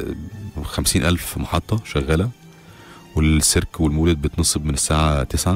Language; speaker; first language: Arabic; native; Arabic